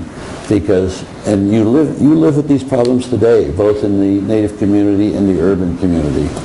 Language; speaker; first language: English; native; English